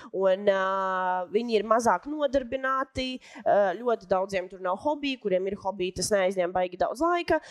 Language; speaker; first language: Latvian; non-native, local second language; Russian